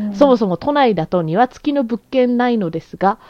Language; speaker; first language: Japanese; early bilingual, other home language; English